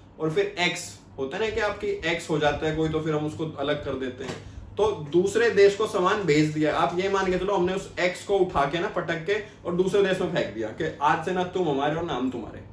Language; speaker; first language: Hindi; native; Hindi